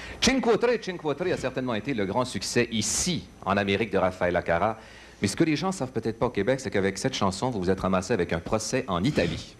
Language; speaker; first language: French; native; French